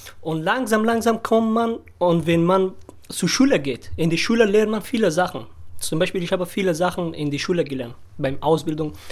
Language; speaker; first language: German; non-native, learner; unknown